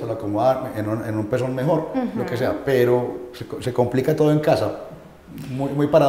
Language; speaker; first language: Spanish; native; Spanish